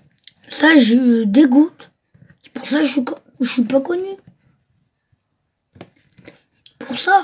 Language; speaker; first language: French; early bilingual, other home language; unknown